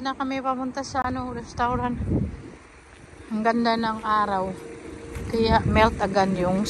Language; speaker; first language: Filipino; non-native, local second language; Cebuano